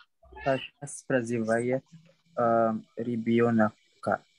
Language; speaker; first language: Russian; non-native, learner; Indonesian